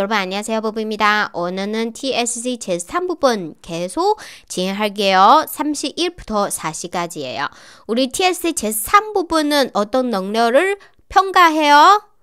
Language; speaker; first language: Korean; non-native, fluent; Chinese